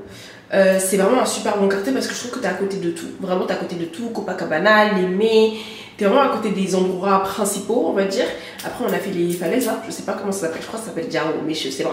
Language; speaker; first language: French; native; French